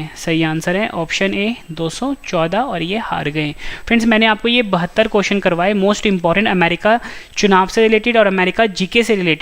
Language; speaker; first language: Hindi; native; Hindi